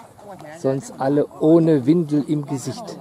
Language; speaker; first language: German; native; German